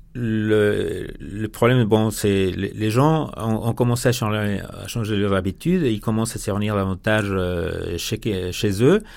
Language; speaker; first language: French; non-native, fluent; Spanish